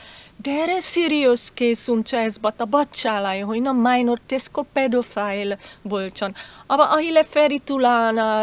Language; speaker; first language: Nepali; non-native, fluent; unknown